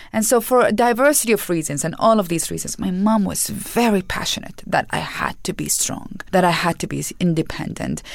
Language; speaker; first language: English; non-native, fluent; Arabic